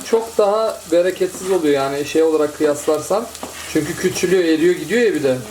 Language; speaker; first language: Turkish; native; Turkish